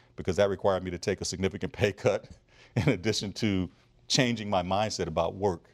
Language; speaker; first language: English; native; English